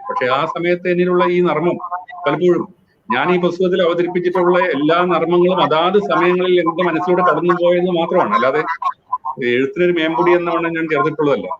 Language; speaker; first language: Malayalam; native; Malayalam